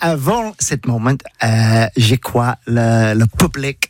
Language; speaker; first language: French; non-native, learner; English